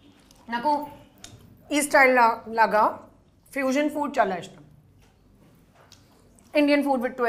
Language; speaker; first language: Telugu; non-native, learner; Hindi